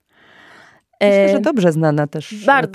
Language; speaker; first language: Polish; native; Polish